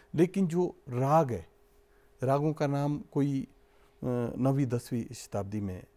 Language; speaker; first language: Hindi; native; Hindi